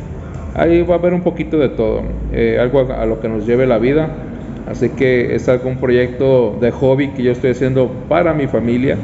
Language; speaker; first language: Spanish; native; Spanish